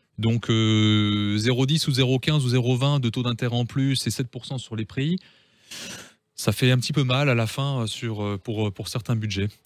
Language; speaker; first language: French; native; French